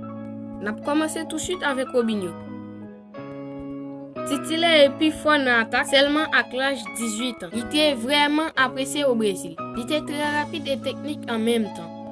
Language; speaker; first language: French; non-native, learner; Haitian Creole